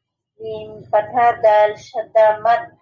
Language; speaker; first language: Arabic; non-native, learner; Bangla